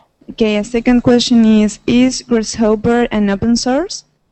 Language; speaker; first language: English; non-native, learner; Spanish